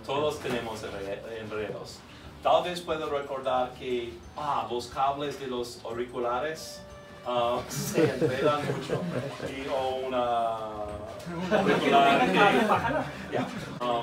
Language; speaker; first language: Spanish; non-native, learner; English